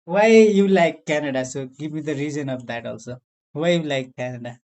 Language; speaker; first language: English; non-native, learner; Nepali